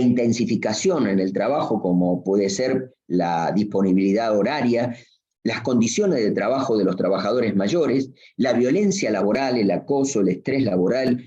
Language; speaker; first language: Spanish; native; Spanish